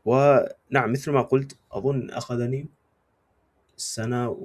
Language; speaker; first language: Arabic; non-native, fluent; English